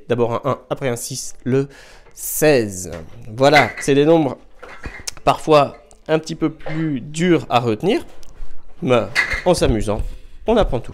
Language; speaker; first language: French; native; French